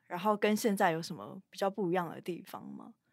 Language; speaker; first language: Chinese; native; Chinese